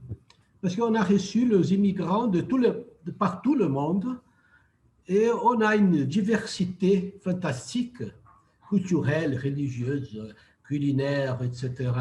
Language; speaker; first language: French; non-native, fluent; Portuguese